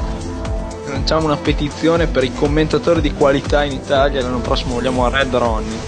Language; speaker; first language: Italian; native; Italian